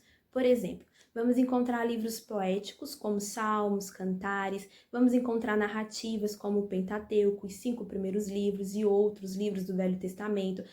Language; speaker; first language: Portuguese; native; Portuguese